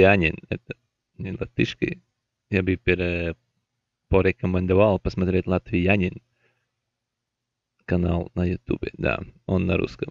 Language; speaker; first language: Russian; non-native, local second language; Latvian